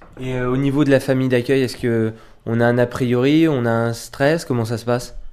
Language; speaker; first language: French; native; French